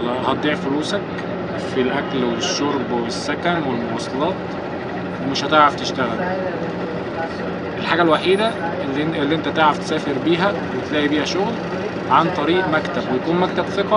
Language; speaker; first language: Arabic; native; Arabic